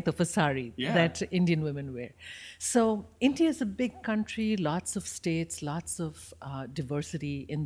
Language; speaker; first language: English; non-native, local second language; Bangla